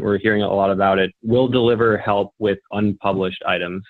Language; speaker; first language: English; native; English